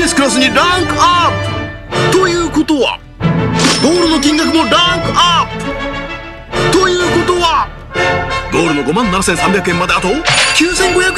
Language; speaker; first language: Japanese; native; Japanese